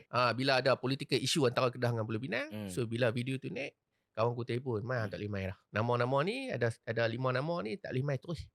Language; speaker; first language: Malay; native; Malay